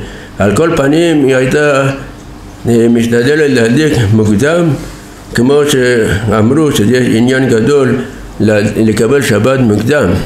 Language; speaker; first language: Hebrew; non-native, fluent; Persian